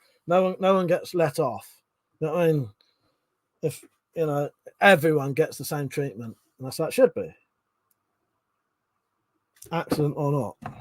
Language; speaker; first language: English; native; English